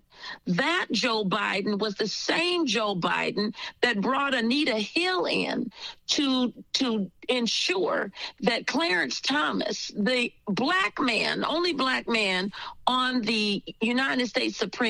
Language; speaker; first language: English; native; English